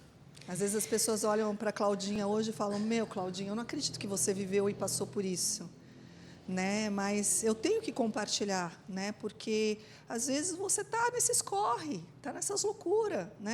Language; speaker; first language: Portuguese; native; Portuguese